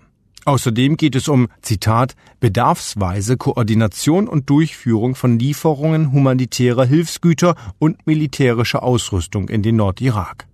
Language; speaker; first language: German; native; German